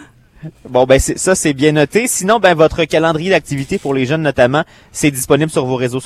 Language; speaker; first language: French; native; French